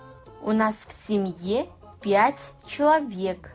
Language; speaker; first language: Russian; non-native, fluent; Kazakh